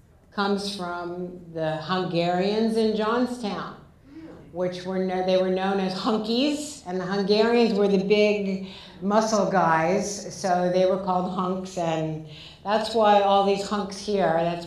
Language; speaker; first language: English; native; English